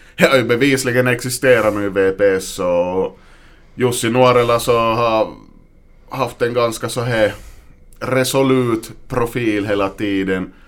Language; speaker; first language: Swedish; native; Swedish